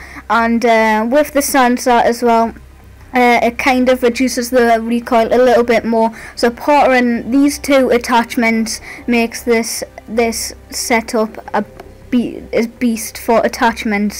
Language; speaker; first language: English; native; English